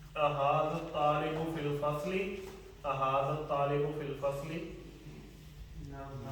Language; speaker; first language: Arabic; non-native, learner; Urdu